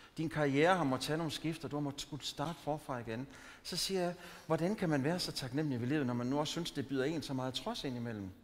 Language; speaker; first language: Danish; native; Danish